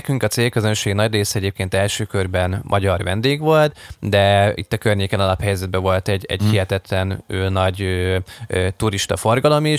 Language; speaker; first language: Hungarian; native; Hungarian